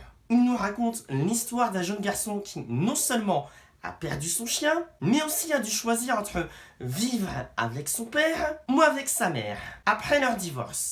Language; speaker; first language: French; native; French